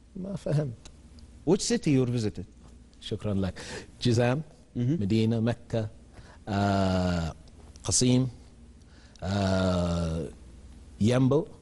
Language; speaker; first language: Arabic; non-native, fluent; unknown